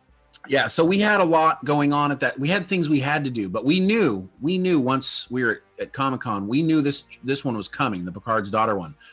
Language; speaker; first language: English; native; English